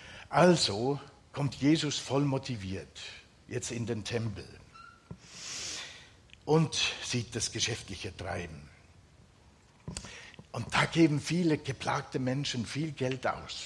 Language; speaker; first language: German; non-native, fluent; Finnish